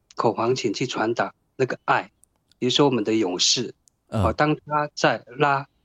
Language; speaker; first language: Chinese; non-native, local second language; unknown